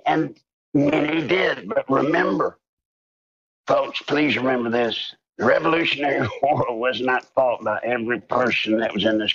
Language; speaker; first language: English; native; English